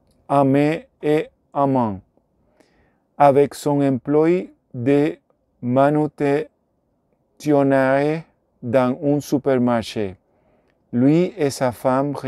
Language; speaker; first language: French; non-native, learner; Spanish